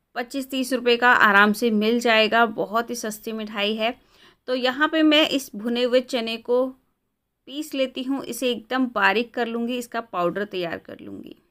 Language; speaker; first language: Hindi; native; Hindi